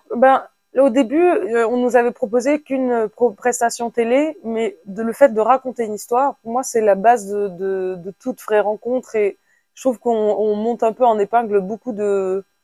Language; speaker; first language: French; native; French